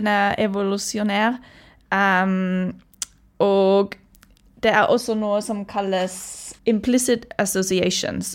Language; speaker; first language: Norwegian; non-native, fluent; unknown